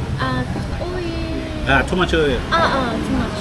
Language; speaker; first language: Korean; non-native, learner; Vietnamese